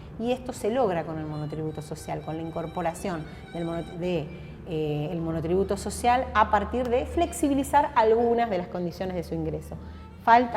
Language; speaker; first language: Spanish; native; Spanish